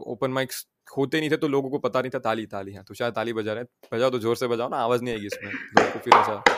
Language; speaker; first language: Hindi; non-native, local second language; Gujarati